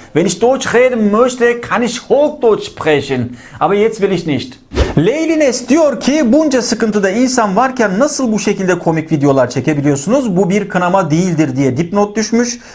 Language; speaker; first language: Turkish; native; Turkish